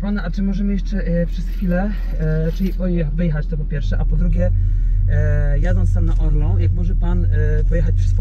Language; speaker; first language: Polish; native; Polish